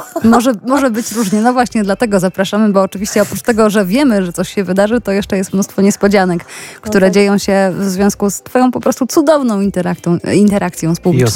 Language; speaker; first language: Polish; native; Polish